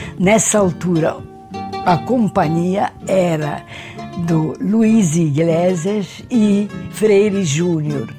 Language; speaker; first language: Portuguese; early bilingual, other home language; Hungarian